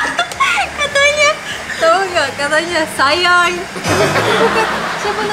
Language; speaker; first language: Indonesian; non-native, learner; Russian